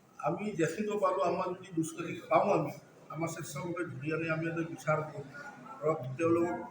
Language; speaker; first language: Assamese; native; Assamese